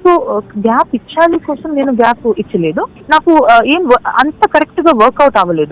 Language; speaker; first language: Telugu; non-native, local second language; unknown